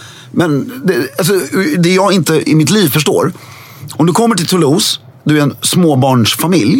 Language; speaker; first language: Swedish; native; Swedish